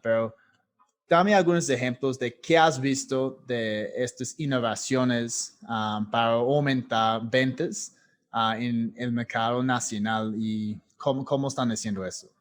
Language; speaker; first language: Spanish; non-native, fluent; English